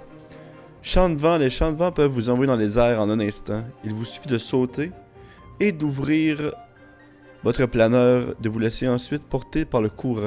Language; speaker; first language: French; native; French